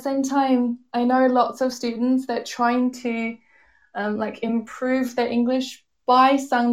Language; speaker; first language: English; non-native, fluent; Chinese